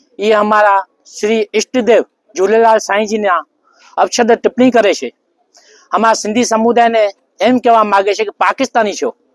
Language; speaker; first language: Gujarati; non-native, local second language; Sindhi